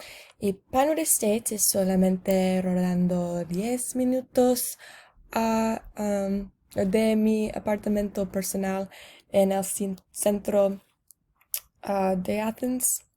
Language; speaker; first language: Spanish; non-native, learner; English